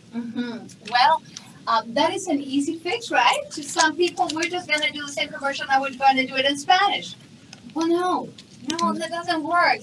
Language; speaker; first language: English; non-native, fluent; Spanish